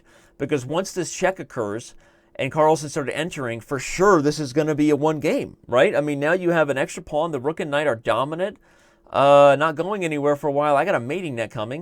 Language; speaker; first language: English; native; English